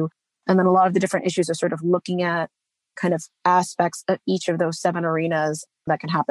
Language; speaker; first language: English; native; English